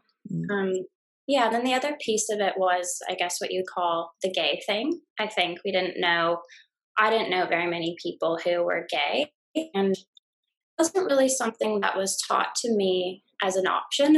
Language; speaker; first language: English; native; English